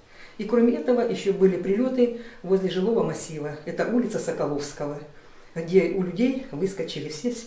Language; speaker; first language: Russian; native; Russian